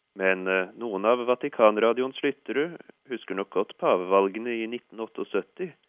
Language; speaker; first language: Norwegian; native; Norwegian